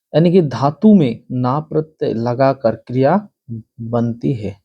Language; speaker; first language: Hindi; non-native, local second language; Bangla